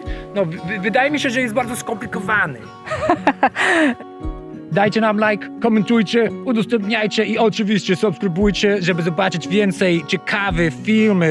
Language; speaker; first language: Polish; non-native, learner; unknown